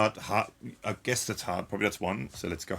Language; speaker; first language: English; native; English